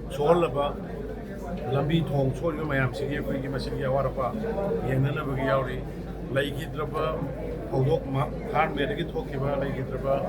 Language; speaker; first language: Manipuri; native; Manipuri